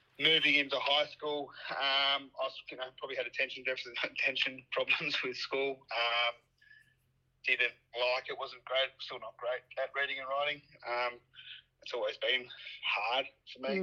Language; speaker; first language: English; native; English